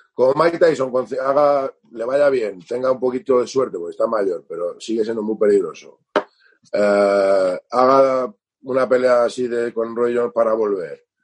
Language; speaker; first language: Spanish; native; Spanish